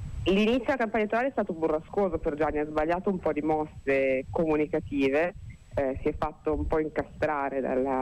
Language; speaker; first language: Italian; native; Italian